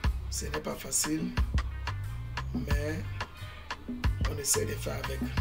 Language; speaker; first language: French; non-native, local second language; English